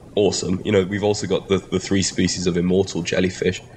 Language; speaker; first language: English; non-native, local second language; Welsh